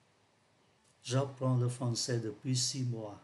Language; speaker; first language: French; non-native, fluent; Vietnamese